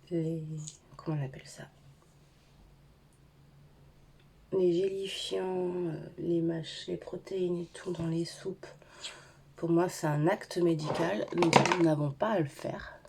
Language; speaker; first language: French; native; French